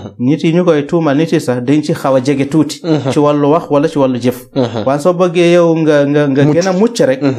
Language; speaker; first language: Wolof; non-native, local second language; Fula